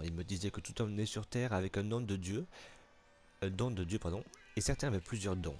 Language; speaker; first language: French; native; French